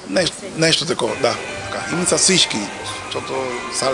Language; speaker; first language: Bulgarian; non-native, learner; Spanish